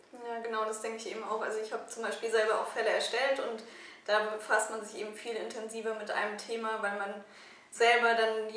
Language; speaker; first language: German; native; German